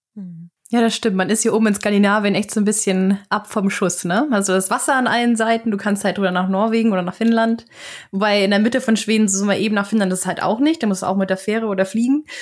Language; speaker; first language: German; native; German